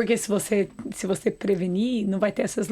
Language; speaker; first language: Portuguese; native; Portuguese